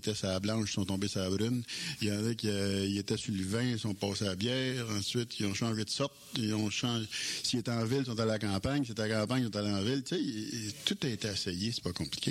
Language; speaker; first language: French; native; French